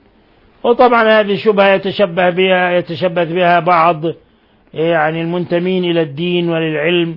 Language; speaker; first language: Arabic; native; Arabic